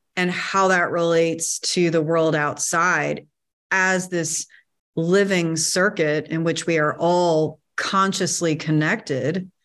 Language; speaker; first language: English; native; English